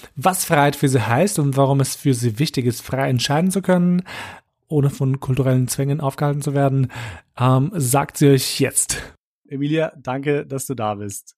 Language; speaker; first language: German; early bilingual, other home language; Albanian